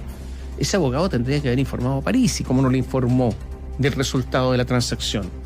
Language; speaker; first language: Spanish; native; Spanish